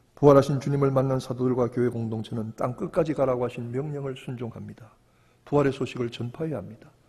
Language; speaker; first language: Korean; native; Korean